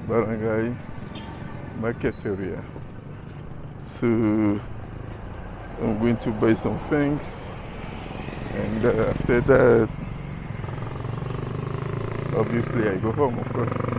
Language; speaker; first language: English; non-native, fluent; French